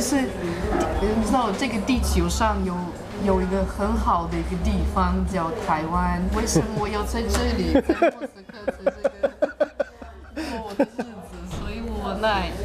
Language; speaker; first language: Chinese; non-native, fluent; Russian